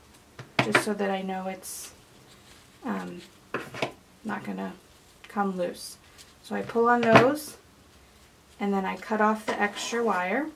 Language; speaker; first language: English; native; English